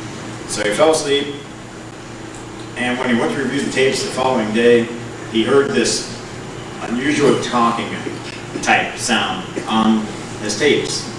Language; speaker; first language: English; native; English